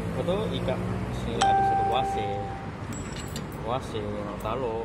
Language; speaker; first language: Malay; non-native, local second language; Chinese